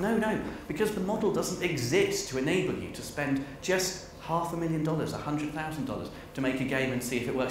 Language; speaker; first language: English; native; English